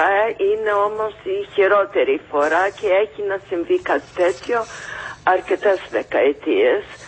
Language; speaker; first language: Greek; non-native, fluent; English